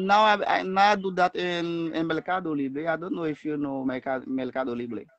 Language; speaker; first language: English; non-native, learner; Haitian Creole